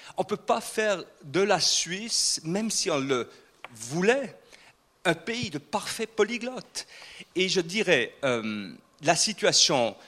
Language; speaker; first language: French; non-native, fluent; Swiss German